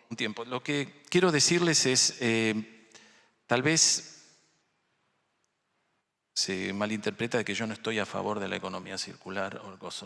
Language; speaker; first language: Spanish; native; Spanish